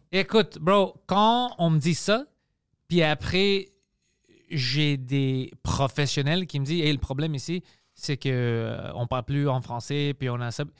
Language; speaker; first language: French; early bilingual, other home language; Greek